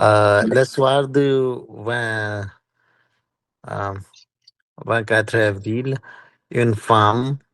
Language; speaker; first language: French; non-native, learner; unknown